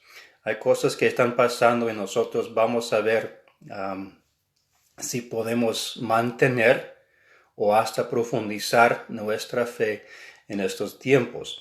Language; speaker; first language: Spanish; non-native, fluent; English